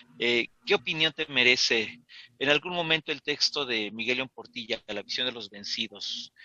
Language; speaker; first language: Spanish; native; Spanish